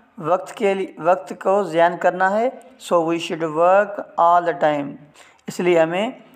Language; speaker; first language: Urdu; non-native, local second language; Sindhi